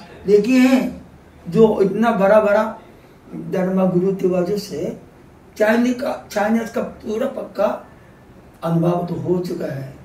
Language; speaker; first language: Hindi; non-native, fluent; Japanese